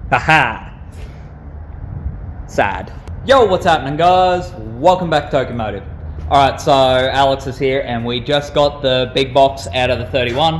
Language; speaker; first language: English; native; English